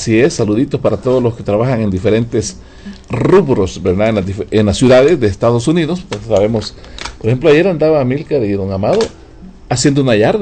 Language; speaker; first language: Spanish; native; Spanish